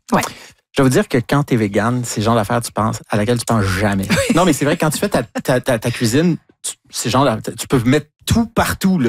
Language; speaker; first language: French; native; French